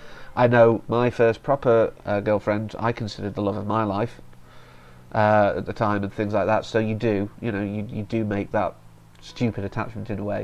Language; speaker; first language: English; native; English